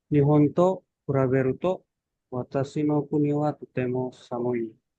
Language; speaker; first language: Japanese; non-native, learner; Indonesian